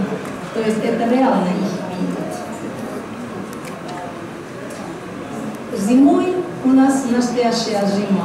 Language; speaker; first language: Russian; non-native, fluent; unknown